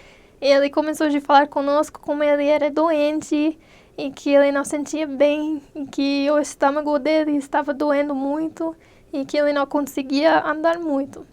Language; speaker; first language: Portuguese; non-native, fluent; English